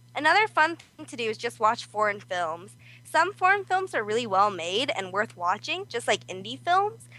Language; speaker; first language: English; early bilingual, other home language; Korean